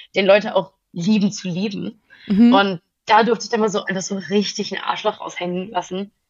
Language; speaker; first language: German; native; German